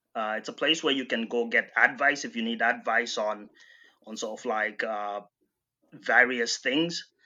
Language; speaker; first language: English; non-native, local second language; Shona